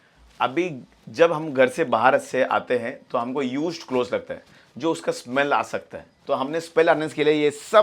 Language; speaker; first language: Hindi; non-native, local second language; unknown